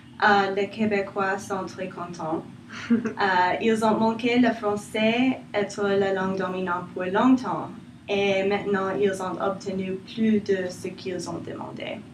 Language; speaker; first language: French; non-native, learner; English